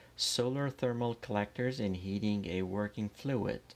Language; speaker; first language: English; non-native, fluent; Persian